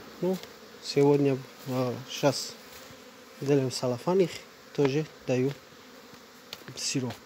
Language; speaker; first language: Russian; non-native, learner; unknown